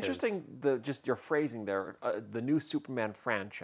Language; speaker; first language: English; native; English